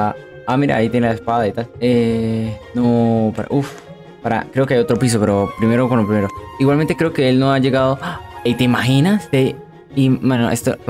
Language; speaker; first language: Spanish; native; Spanish